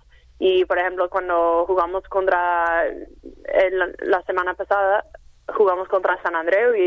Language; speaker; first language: Spanish; non-native, fluent; English